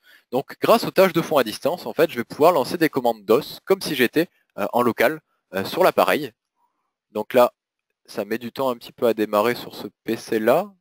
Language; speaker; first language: French; native; French